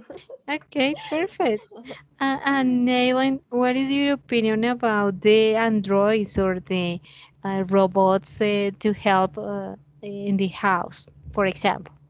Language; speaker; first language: English; non-native, learner; Spanish